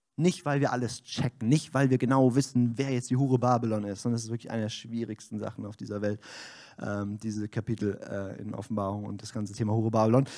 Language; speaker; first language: German; native; German